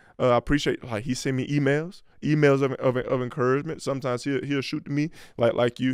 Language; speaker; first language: English; native; English